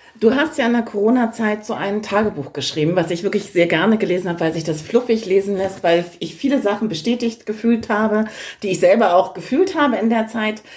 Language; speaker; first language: German; native; German